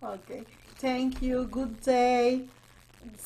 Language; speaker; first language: English; non-native, learner; Spanish